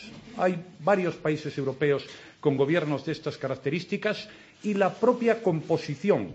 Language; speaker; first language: Spanish; native; Spanish